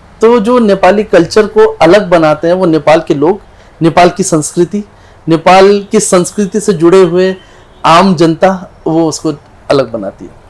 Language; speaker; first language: Hindi; non-native, local second language; Nepali